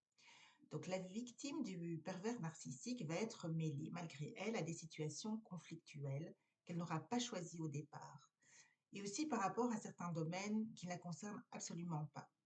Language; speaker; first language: French; native; French